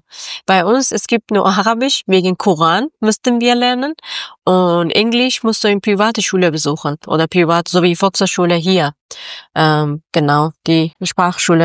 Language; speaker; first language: German; non-native, learner; Persian